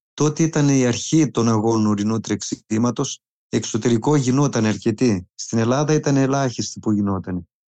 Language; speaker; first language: Greek; native; Greek